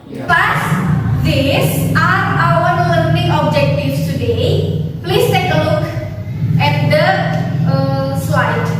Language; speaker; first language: English; non-native, fluent; Indonesian